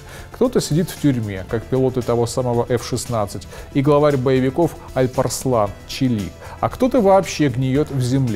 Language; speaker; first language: Russian; native; Russian